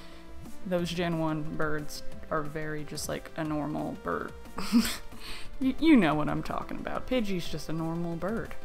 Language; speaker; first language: English; native; English